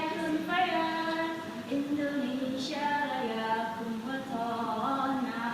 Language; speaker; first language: Arabic; non-native, learner; Indonesian